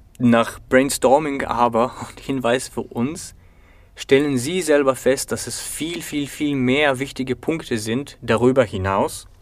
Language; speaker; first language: German; non-native, fluent; Bulgarian